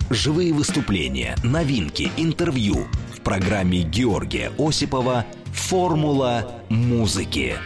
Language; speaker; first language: Russian; native; Russian